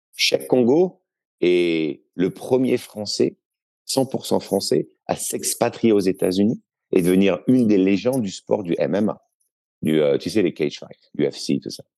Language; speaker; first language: French; native; French